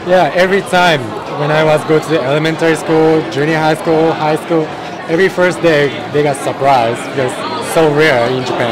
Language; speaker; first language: English; non-native, learner; Japanese